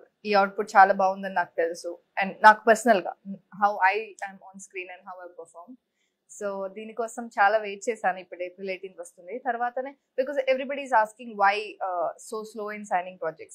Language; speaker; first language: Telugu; non-native, local second language; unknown